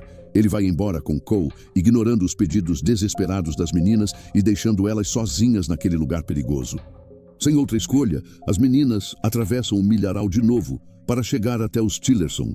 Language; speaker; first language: Portuguese; native; Portuguese